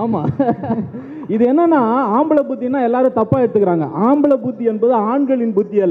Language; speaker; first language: Tamil; native; Tamil